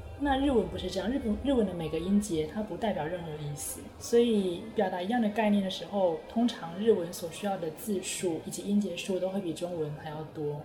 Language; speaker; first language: Chinese; native; Chinese